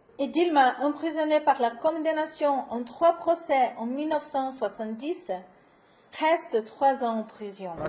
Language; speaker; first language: French; non-native, fluent; Portuguese